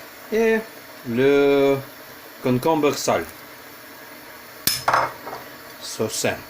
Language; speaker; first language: French; non-native, learner; Ukrainian